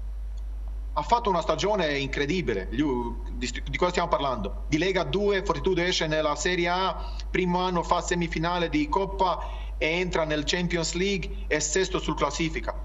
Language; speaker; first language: Italian; non-native, fluent; Croatian